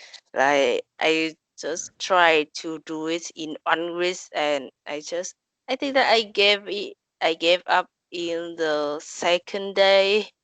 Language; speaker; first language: English; non-native, learner; Vietnamese